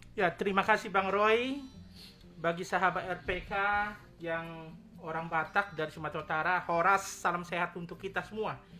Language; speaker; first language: Indonesian; native; Indonesian